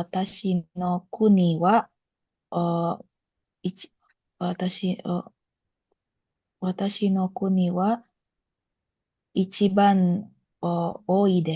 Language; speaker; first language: Japanese; non-native, learner; Indonesian